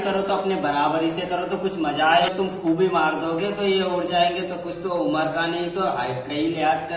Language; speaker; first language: Hindi; native; Hindi